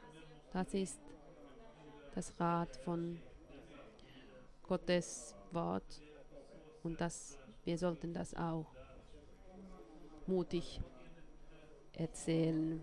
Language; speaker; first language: German; non-native, fluent; Finnish